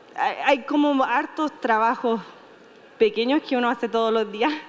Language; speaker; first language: Spanish; native; Spanish